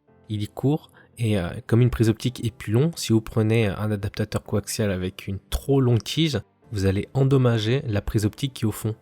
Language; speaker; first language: French; native; French